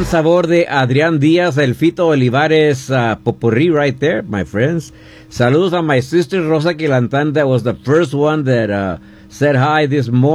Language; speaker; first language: Spanish; early bilingual, heritage; Spanish